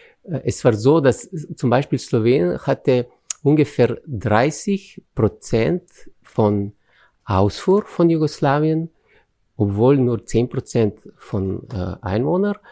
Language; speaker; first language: German; non-native, fluent; Slovenian